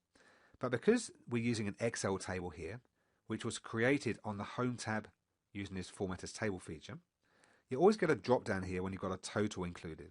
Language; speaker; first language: English; native; English